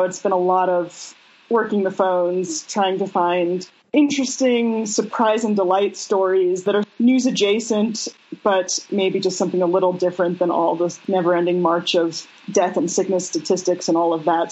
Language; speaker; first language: English; native; English